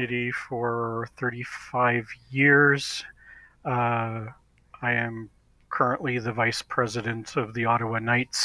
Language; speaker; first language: English; native; English